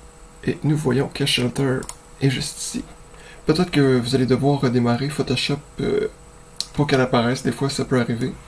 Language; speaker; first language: French; native; French